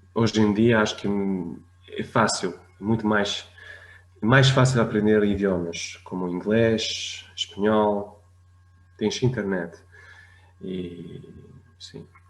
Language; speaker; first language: Portuguese; non-native, fluent; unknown